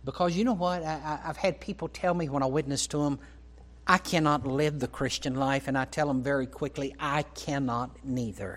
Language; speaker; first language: English; native; English